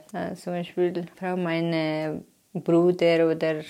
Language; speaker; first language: German; non-native, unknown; Persian